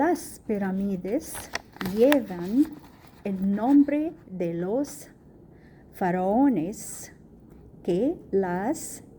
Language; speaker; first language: Spanish; non-native, learner; Arabic